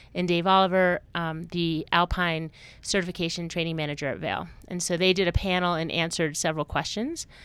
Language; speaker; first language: English; native; English